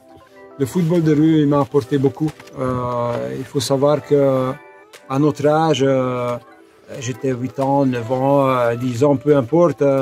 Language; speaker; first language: French; non-native, local second language; Hungarian